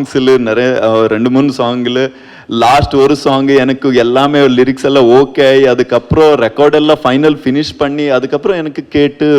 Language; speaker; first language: Tamil; non-native, learner; Kannada